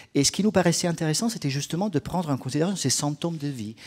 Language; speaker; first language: French; non-native, fluent; Italian